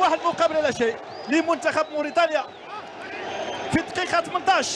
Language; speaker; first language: Arabic; native; Arabic